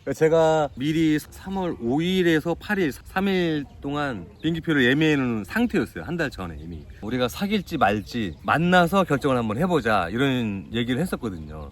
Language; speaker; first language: Korean; native; Korean